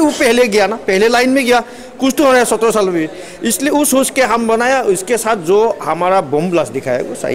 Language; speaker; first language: Hindi; non-native, local second language; Assamese